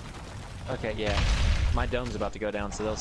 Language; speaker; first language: English; native; English